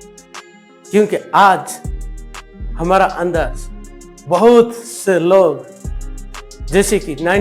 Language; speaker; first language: Hindi; non-native, local second language; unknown